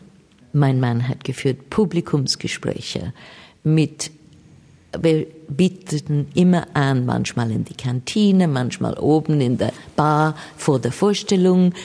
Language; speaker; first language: German; non-native, fluent; English